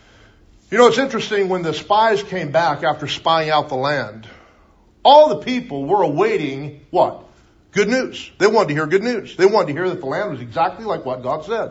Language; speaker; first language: English; native; English